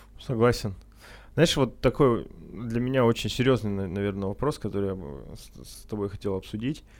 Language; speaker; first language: Russian; native; Russian